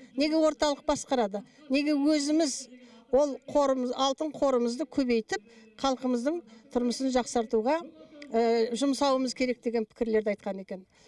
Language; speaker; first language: Kazakh; native; Kazakh